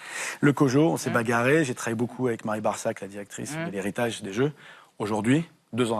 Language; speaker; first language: French; native; French